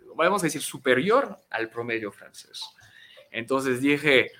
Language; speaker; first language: Spanish; non-native, fluent; French